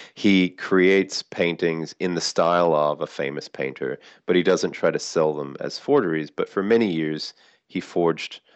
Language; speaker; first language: English; native; English